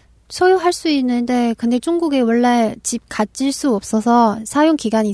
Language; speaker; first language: Korean; non-native, local second language; Chinese